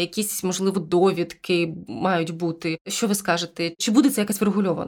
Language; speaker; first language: Ukrainian; native; Ukrainian